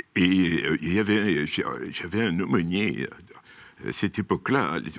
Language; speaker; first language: French; native; French